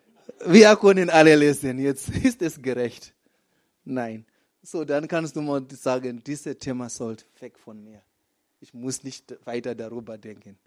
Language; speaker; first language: German; non-native, fluent; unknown